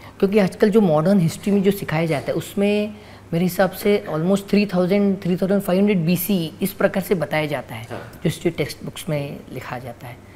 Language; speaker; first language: Hindi; non-native, local second language; Marathi